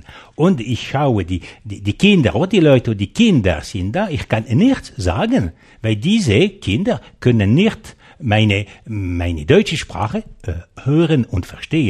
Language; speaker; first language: German; non-native, local second language; French